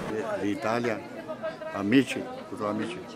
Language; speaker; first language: Italian; non-native, learner; Albanian